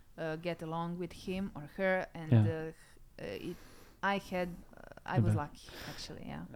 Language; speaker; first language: English; non-native, fluent; Serbian